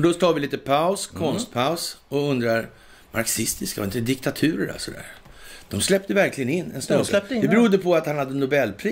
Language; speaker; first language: Swedish; native; Swedish